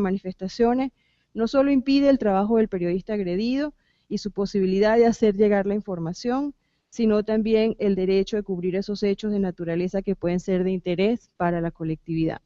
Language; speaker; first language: Spanish; native; Spanish